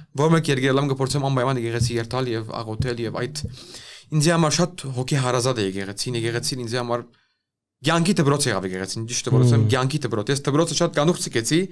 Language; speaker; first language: Armenian; early bilingual, heritage; Armenian